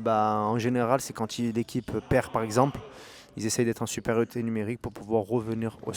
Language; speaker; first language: French; native; French